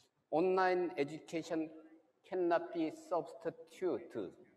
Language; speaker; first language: English; non-native, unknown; Korean